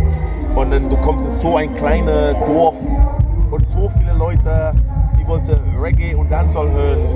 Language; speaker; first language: German; non-native, fluent; English